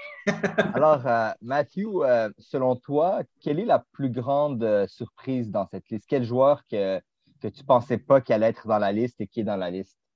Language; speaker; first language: French; native; French